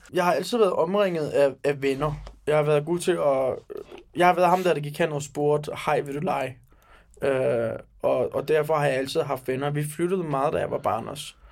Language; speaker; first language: Danish; early bilingual, other home language; Turkish